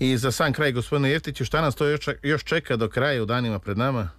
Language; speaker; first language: Serbian; native; Serbian